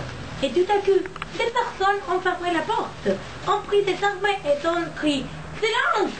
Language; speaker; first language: French; non-native, learner; Spanish